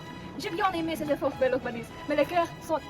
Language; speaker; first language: French; non-native, learner; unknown